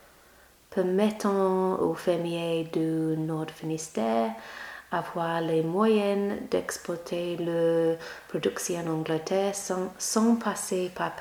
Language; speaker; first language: French; non-native, learner; English